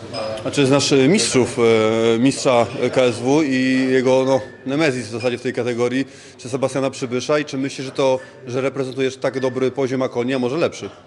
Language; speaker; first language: Polish; native; Polish